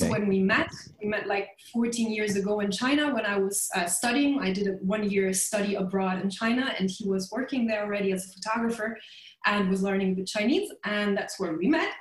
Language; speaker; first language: English; non-native, fluent; German